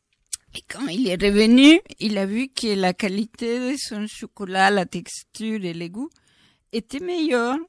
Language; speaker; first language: French; non-native, fluent; Spanish